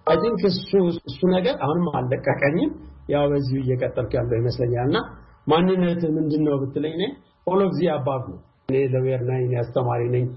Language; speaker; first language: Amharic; non-native, local second language; Tigrinya